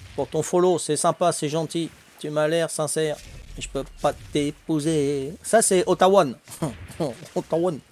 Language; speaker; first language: French; native; French